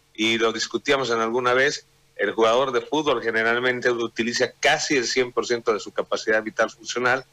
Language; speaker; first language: Spanish; native; Spanish